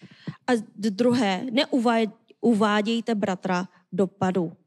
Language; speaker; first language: Czech; non-native, learner; Korean